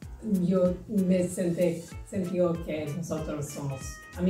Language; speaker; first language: Spanish; non-native, learner; English